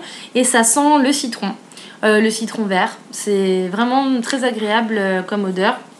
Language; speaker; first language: French; native; French